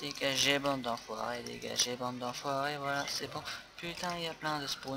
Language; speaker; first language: French; native; French